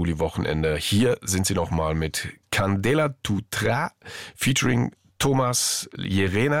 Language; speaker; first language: German; native; German